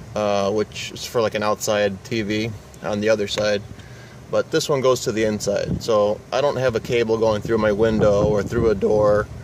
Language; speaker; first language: English; native; English